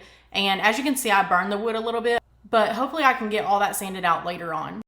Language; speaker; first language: English; native; English